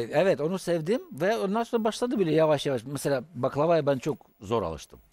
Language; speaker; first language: Turkish; non-native, fluent; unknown